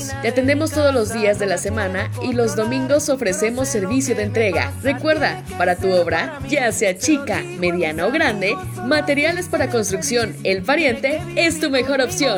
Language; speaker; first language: Spanish; native; Spanish